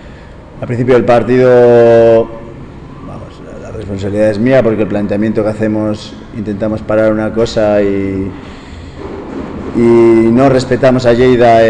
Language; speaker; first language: Spanish; native; Spanish